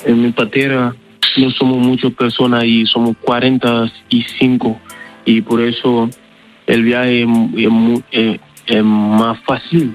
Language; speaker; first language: Spanish; non-native, learner; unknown